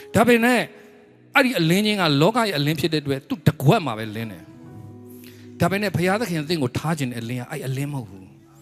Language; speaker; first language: Burmese; native; Burmese